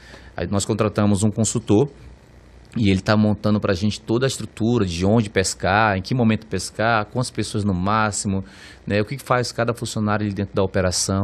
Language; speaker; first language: Portuguese; native; Portuguese